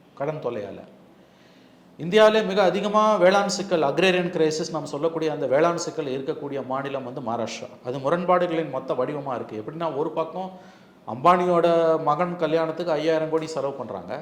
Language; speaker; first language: Tamil; native; Tamil